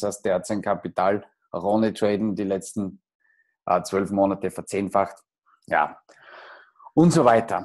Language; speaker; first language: German; native; German